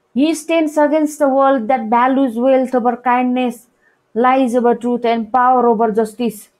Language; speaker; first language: English; non-native, local second language; Nepali